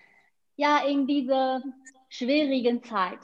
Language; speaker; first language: German; non-native, fluent; Chinese